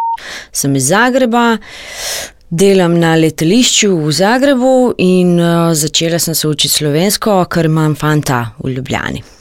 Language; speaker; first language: Slovenian; non-native, learner; Croatian